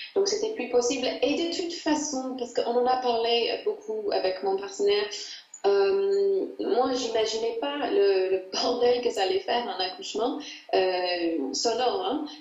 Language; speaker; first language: French; non-native, fluent; English